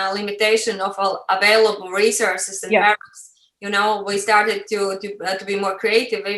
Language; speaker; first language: English; non-native, fluent; Latvian